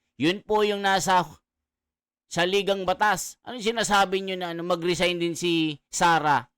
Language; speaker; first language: Filipino; native; Filipino